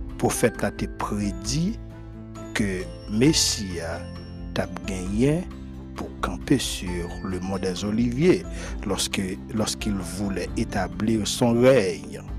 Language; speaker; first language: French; non-native, local second language; Haitian Creole